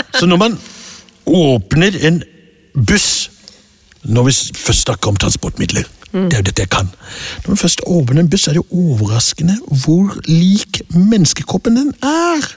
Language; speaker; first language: Norwegian; early bilingual, other home language; Urdu